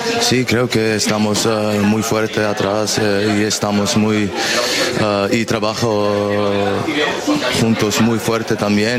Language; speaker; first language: Spanish; non-native, learner; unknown